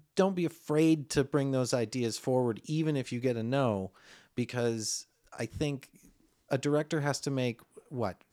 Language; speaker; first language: English; native; English